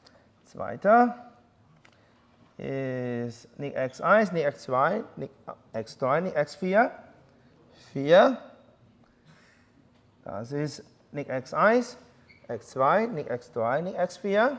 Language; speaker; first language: German; non-native, fluent; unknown